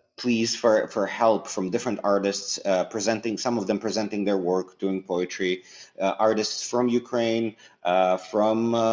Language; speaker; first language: English; early bilingual, other home language; Russian